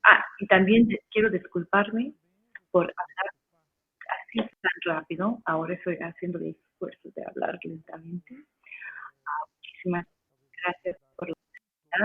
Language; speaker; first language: Spanish; non-native, fluent; English